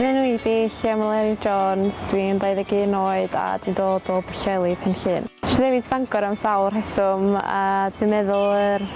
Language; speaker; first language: Welsh; native; Welsh